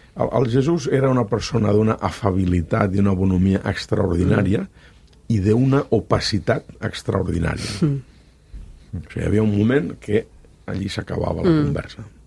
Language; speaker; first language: Catalan; native; Catalan